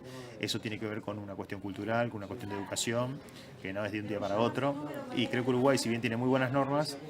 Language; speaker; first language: Spanish; native; Spanish